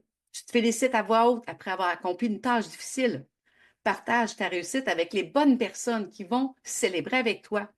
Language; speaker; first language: French; native; French